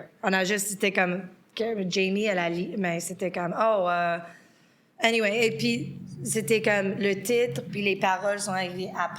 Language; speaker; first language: French; non-native, local second language; English